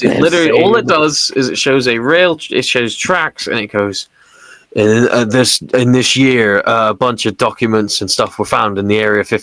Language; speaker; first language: English; native; English